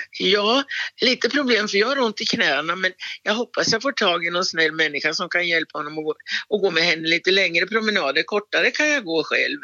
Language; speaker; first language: Swedish; native; Swedish